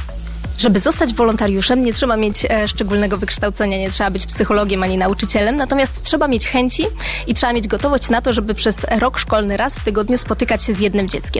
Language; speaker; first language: Polish; native; Polish